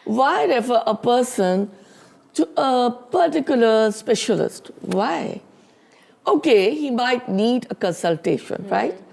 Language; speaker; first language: English; non-native, local second language; Urdu